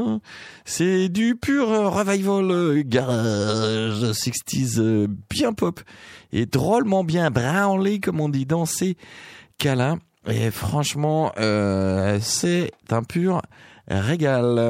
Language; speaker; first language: French; native; French